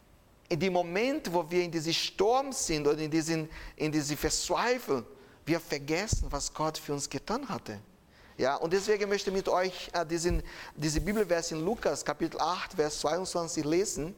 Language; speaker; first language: German; non-native, fluent; Portuguese